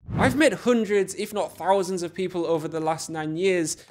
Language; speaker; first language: English; native; English